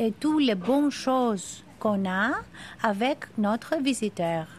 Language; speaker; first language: French; non-native, fluent; Greek